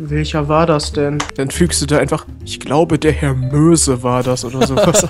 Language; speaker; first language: German; native; German